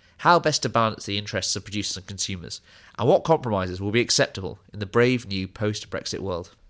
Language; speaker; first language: English; native; English